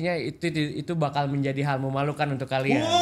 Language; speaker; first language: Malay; non-native, local second language; Indonesian